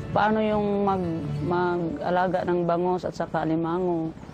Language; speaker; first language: Filipino; non-native, local second language; Cebuano